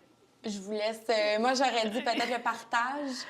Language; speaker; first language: French; native; French